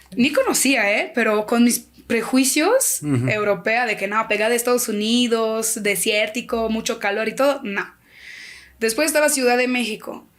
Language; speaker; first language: Spanish; non-native, fluent; French